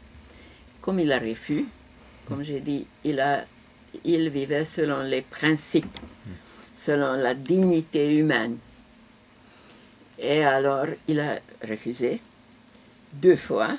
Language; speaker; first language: French; non-native, fluent; Hungarian